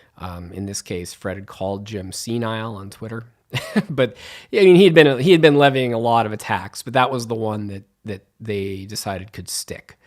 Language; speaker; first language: English; native; English